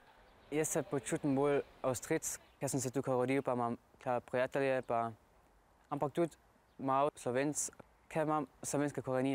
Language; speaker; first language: Slovenian; early bilingual, heritage; Slovenian